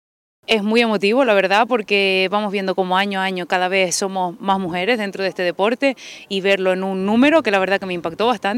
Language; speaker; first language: Spanish; native; Spanish